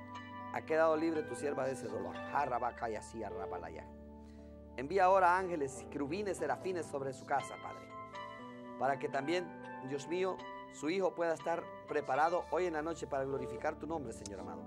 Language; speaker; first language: Spanish; native; Spanish